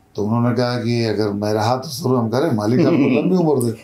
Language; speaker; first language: Hindi; native; Hindi